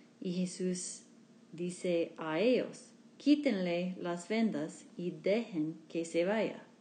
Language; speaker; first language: Spanish; non-native, learner; English